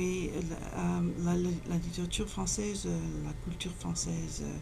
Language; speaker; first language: French; non-native, fluent; English